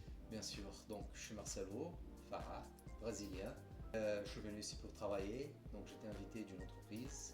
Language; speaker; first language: French; non-native, fluent; Portuguese